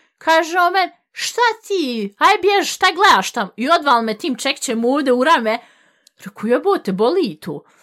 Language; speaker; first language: Bosnian; early bilingual, heritage; Bosnian